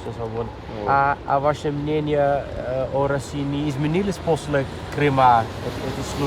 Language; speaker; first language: Russian; non-native, fluent; Dutch